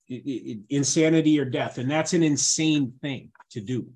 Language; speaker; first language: English; native; English